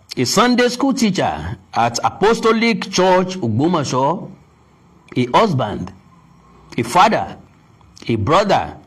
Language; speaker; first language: English; non-native, local second language; Yoruba